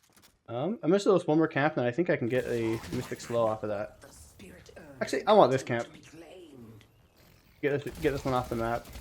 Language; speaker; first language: English; native; English